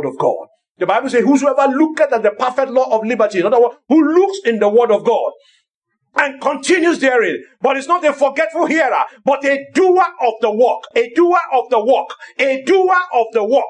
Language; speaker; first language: English; non-native, local second language; Yoruba